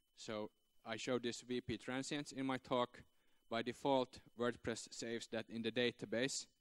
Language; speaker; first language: English; non-native, fluent; Finnish